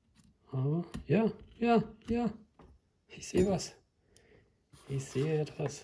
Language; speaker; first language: German; native; German